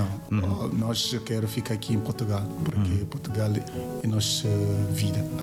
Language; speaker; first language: Portuguese; non-native, learner; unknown